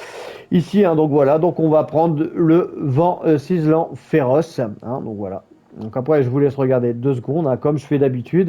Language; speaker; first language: French; native; French